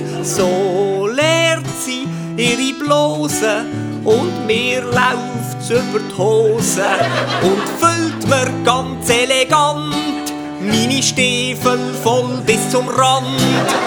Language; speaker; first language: German; native; German